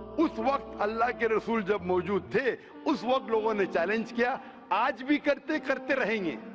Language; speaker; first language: Hindi; non-native, local second language; Konkani